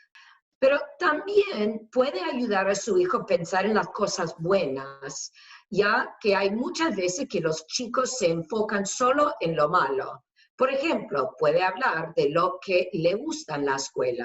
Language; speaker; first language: Spanish; non-native, fluent; English